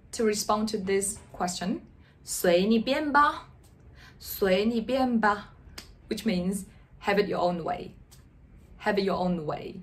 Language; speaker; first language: English; non-native, fluent; Chinese